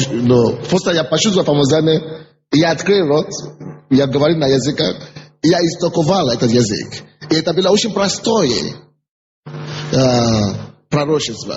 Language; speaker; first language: Russian; non-native, fluent; Yoruba